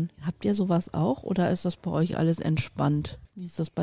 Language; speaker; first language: German; native; German